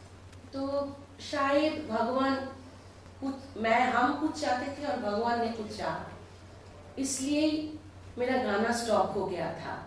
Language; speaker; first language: Hindi; non-native, local second language; Bangla